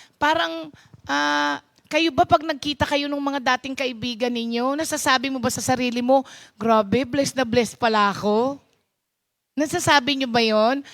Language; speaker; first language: Filipino; non-native, local second language; Pampanga